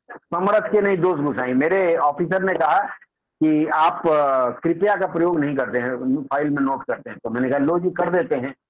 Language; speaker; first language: Hindi; native; Hindi